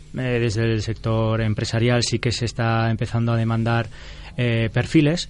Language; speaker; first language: Spanish; native; Spanish